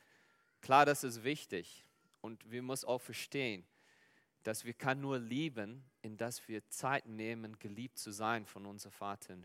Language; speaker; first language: German; non-native, fluent; Afrikaans